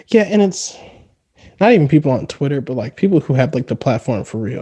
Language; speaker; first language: English; native; English